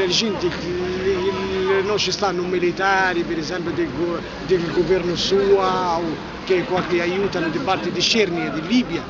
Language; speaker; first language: Italian; non-native, learner; Arabic